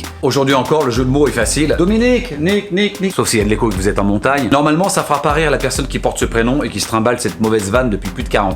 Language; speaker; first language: French; native; French